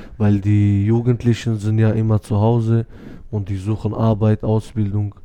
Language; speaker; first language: German; non-native, fluent; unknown